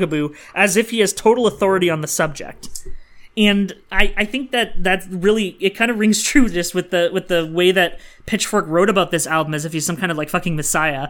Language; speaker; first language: English; native; English